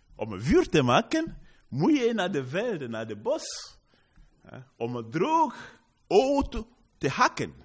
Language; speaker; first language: Dutch; non-native, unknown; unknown